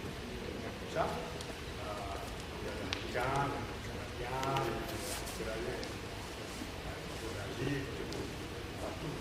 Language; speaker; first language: French; non-native, learner; Japanese